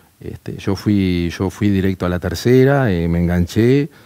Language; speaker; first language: Spanish; native; Spanish